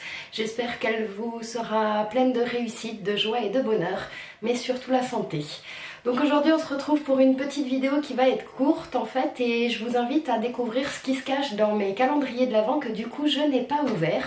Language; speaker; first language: French; native; French